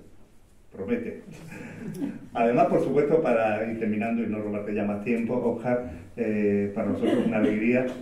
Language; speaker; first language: Spanish; native; Spanish